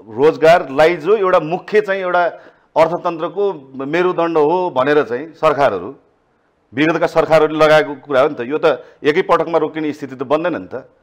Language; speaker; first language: Nepali; native; Nepali